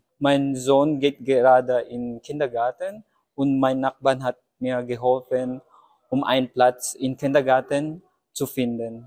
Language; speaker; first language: German; non-native, fluent; Filipino